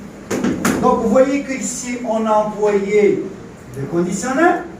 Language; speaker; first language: French; non-native, local second language; Arabic